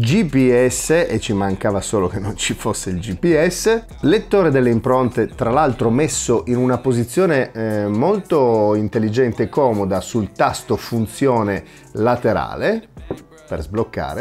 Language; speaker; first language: Italian; native; Italian